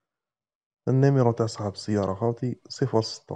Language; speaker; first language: Arabic; native; Arabic